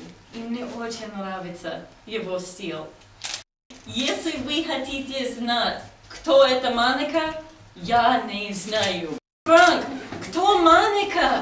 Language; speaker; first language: Russian; non-native, fluent; English